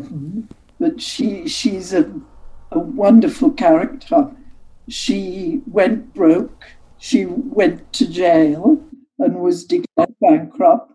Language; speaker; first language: English; native; English